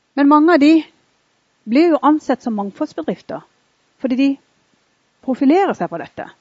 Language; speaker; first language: Norwegian; early bilingual, other home language; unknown